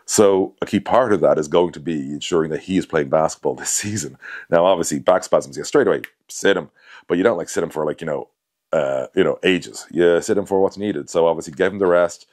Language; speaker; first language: English; native; English